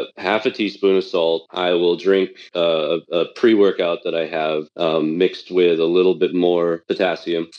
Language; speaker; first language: English; early bilingual, other home language; Chinese